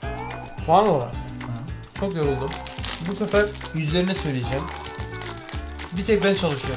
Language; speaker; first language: Turkish; native; Turkish